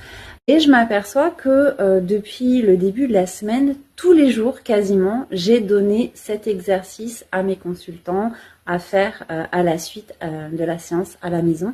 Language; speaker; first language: French; native; French